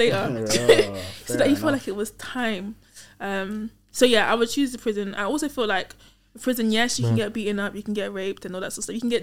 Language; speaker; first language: English; native; English